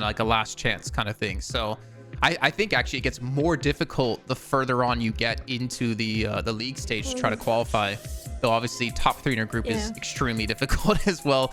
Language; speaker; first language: English; native; English